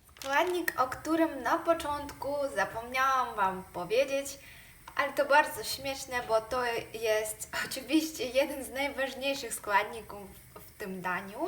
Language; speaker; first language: Polish; non-native, fluent; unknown